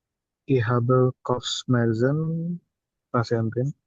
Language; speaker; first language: German; non-native, learner; Indonesian